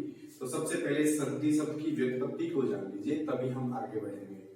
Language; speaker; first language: Hindi; native; Hindi